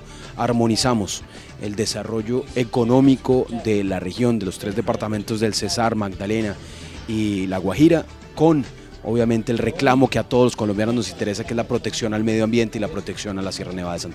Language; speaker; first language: Spanish; native; Spanish